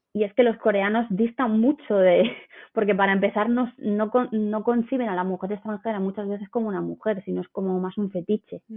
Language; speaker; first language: Spanish; native; Spanish